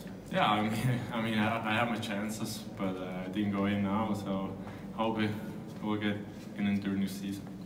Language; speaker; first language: English; non-native, fluent; Swiss German